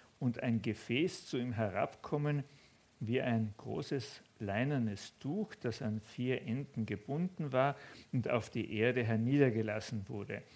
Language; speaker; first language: German; native; German